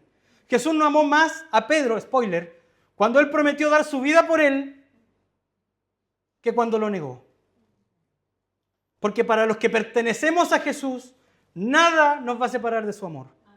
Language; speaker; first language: Spanish; native; Spanish